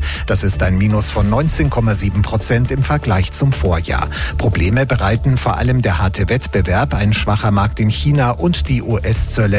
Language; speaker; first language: German; native; German